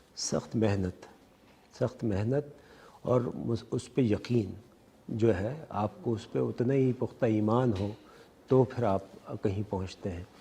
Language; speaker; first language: Urdu; native; Urdu